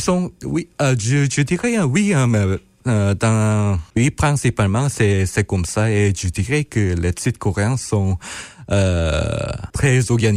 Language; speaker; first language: French; non-native, fluent; Korean